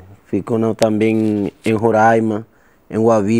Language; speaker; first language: Portuguese; non-native, learner; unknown